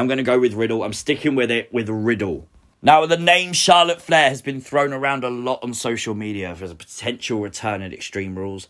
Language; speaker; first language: English; native; English